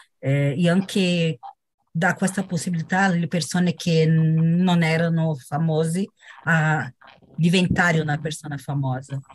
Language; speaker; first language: Italian; non-native, fluent; Portuguese